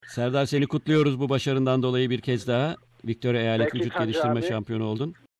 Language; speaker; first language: Turkish; native; Turkish